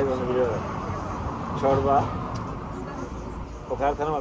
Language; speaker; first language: Turkish; native; Turkish